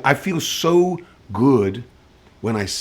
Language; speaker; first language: English; native; English